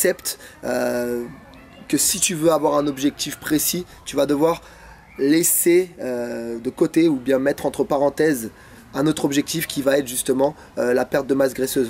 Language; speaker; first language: French; native; French